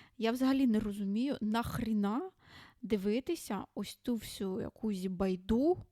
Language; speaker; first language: Ukrainian; non-native, local second language; Russian